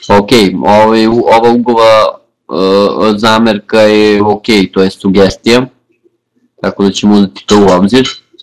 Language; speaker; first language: Serbian; native; Serbian